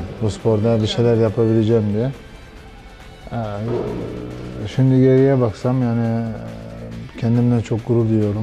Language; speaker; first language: Turkish; early bilingual, heritage; Turkish